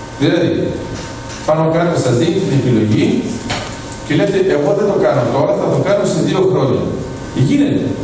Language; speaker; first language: Greek; early bilingual, heritage; Greek